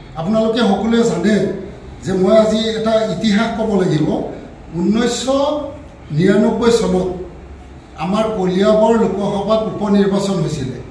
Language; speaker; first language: Assamese; native; Assamese